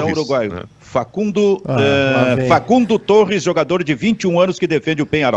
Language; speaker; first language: Portuguese; native; Portuguese